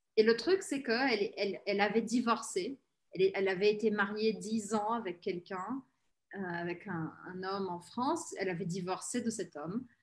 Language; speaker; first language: French; early bilingual, heritage; Portuguese